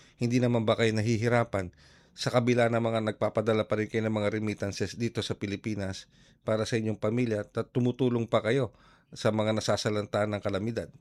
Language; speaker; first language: Filipino; native; Filipino